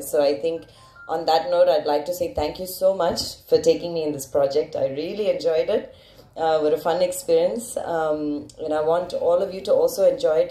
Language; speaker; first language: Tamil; early bilingual, heritage; Tamil